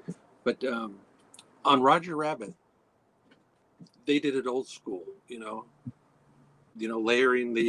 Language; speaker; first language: English; native; English